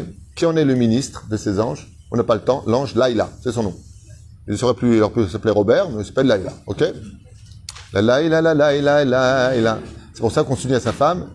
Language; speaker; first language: French; native; French